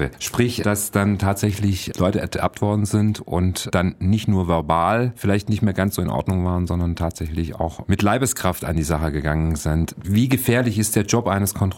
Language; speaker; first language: German; native; German